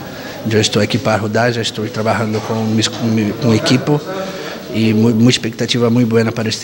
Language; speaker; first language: Spanish; non-native, learner; Portuguese